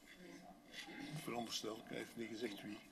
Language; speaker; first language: Dutch; native; Dutch